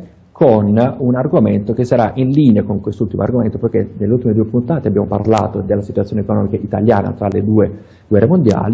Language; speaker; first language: Italian; native; Italian